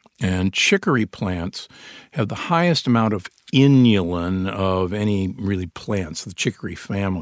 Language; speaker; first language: English; native; English